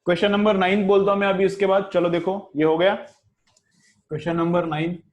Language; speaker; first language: Hindi; non-native, local second language; Marathi